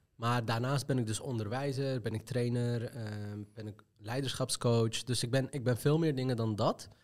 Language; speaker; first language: Dutch; early bilingual, other home language; Arabic